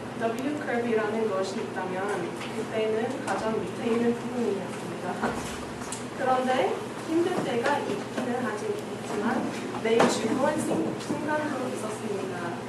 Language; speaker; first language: Korean; non-native, learner; English